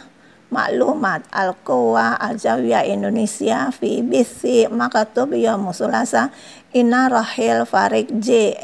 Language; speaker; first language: Arabic; non-native, fluent; Indonesian